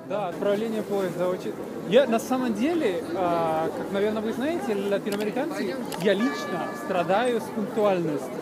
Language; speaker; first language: Russian; non-native, fluent; Spanish